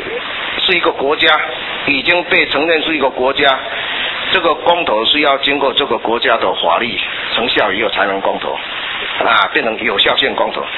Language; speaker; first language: Chinese; non-native, local second language; Min Nan Chinese